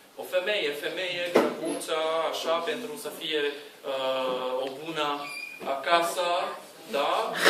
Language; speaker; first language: Romanian; non-native, learner; Portuguese